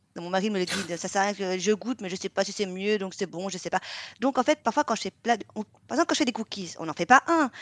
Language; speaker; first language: French; non-native, fluent; Vietnamese